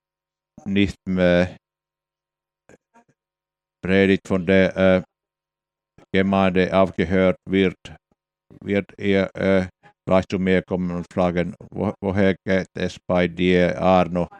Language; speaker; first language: German; non-native, fluent; Finnish